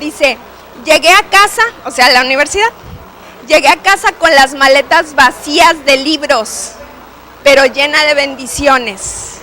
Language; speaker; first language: Spanish; native; Spanish